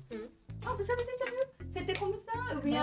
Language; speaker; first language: French; non-native, learner; Japanese